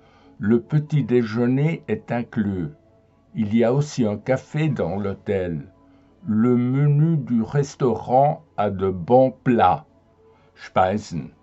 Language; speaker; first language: French; non-native, fluent; German